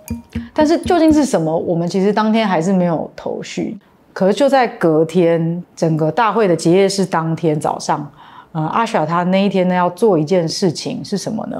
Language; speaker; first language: Chinese; native; Chinese